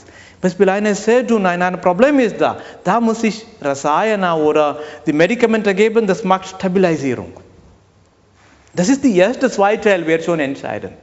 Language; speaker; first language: German; non-native, learner; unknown